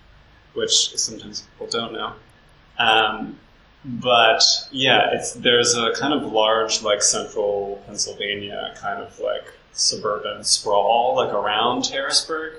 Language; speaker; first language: English; native; English